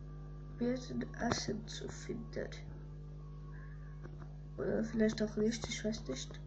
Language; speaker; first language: German; early bilingual, other home language; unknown